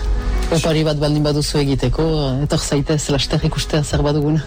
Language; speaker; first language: Basque; native; Basque